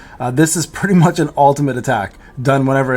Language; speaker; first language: English; native; English